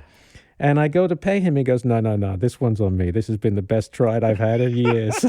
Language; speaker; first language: English; native; English